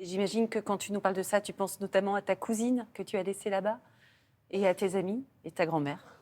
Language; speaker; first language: French; native; French